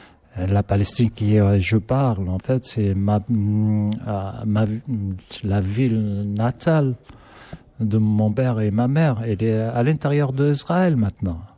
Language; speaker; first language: French; non-native, learner; Arabic